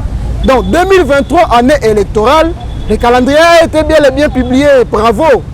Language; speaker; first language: French; non-native, local second language; Lingala